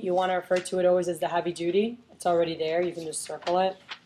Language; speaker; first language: English; early bilingual, other home language; Spanish